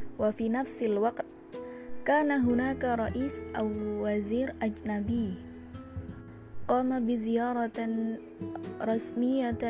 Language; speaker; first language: Arabic; non-native, learner; Indonesian